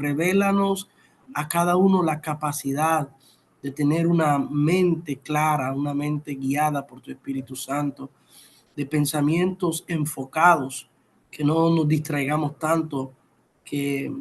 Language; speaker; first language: Spanish; native; Spanish